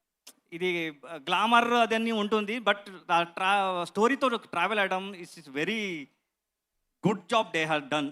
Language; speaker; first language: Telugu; non-native, learner; Kannada